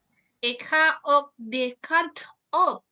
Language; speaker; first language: Dutch; non-native, learner; Indonesian